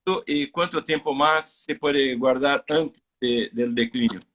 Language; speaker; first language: Spanish; non-native, fluent; Portuguese